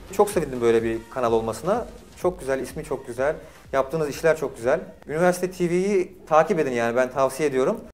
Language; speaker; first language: Turkish; native; Turkish